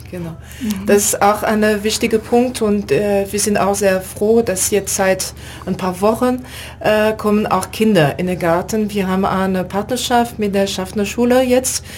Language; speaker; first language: German; non-native, fluent; French